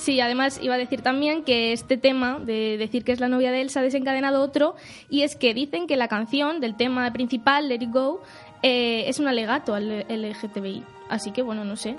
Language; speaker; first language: Spanish; native; Spanish